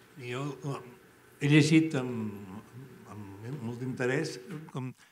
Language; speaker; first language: Catalan; non-native, fluent; Czech